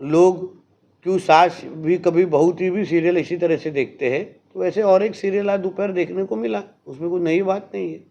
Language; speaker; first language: Hindi; non-native, local second language; Marathi